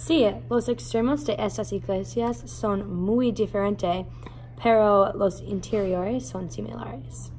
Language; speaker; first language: Spanish; non-native, learner; English